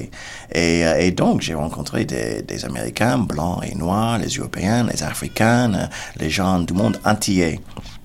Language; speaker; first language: French; non-native, fluent; English